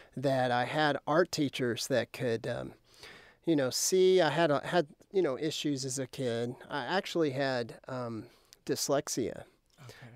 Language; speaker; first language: English; native; English